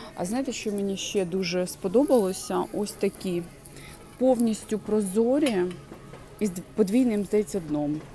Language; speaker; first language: Ukrainian; non-native, local second language; Russian